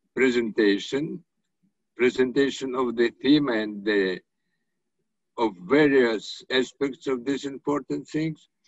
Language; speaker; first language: English; non-native, fluent; Russian